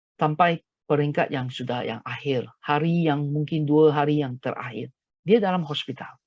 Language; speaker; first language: Malay; non-native, local second language; Chinese